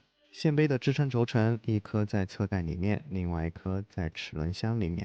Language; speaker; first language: Chinese; native; Chinese